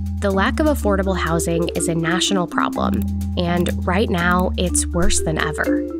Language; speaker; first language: English; native; English